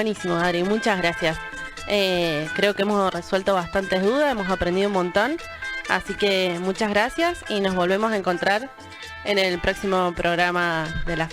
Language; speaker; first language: Spanish; native; Spanish